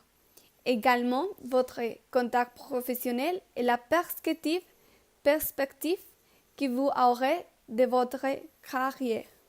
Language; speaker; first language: French; non-native, learner; Spanish